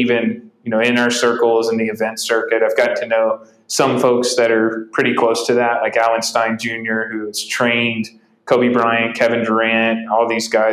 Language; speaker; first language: English; native; English